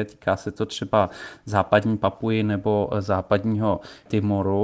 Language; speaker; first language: Czech; native; Czech